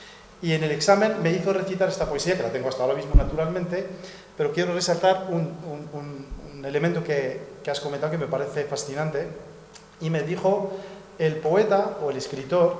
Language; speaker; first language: Spanish; native; Spanish